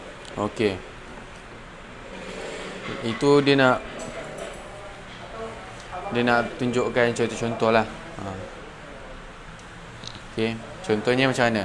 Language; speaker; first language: Malay; native; Malay